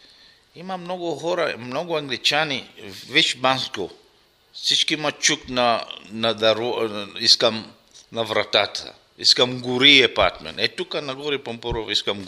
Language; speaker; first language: Bulgarian; non-native, local second language; Arabic